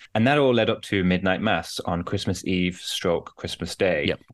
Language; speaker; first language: English; native; English